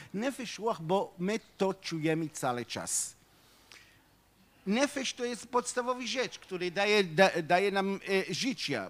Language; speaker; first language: Polish; non-native, fluent; Hebrew